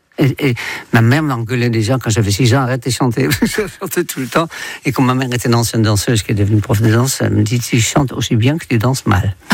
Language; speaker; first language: French; non-native, fluent; Dutch